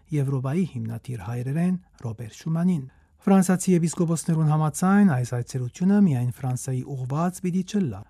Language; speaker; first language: Armenian; native; Armenian